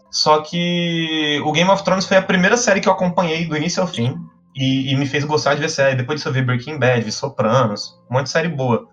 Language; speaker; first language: Portuguese; native; Portuguese